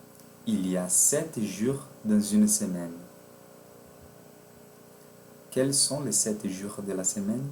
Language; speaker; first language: French; non-native, fluent; Portuguese